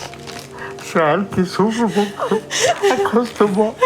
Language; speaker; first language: French; non-native, learner; Tamil